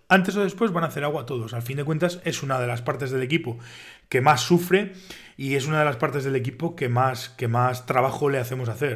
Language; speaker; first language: Spanish; native; Spanish